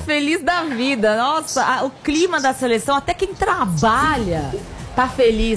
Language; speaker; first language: Portuguese; native; Portuguese